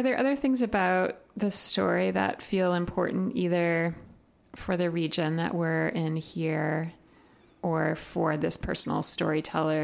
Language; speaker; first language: English; native; English